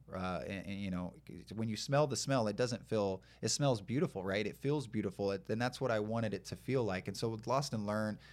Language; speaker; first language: English; native; English